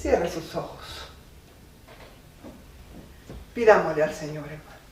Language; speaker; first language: Spanish; native; Spanish